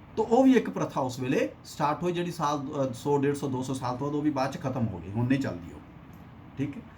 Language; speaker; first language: Hindi; non-native, local second language; Punjabi